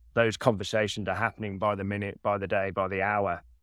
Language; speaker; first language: English; native; English